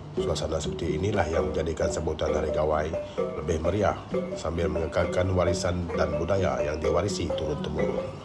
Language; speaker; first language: Malay; non-native, local second language; Iban